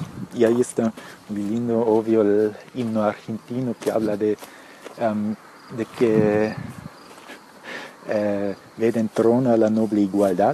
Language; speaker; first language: Spanish; early bilingual, heritage; Spanish